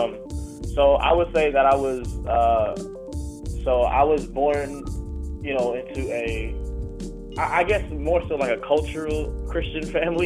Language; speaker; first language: English; native; English